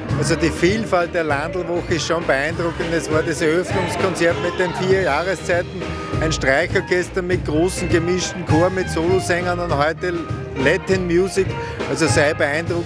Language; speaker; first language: German; native; German